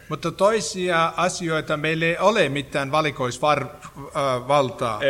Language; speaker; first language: Finnish; early bilingual, heritage; Finnish